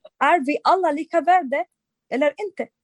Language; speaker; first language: Swedish; non-native, fluent; Arabic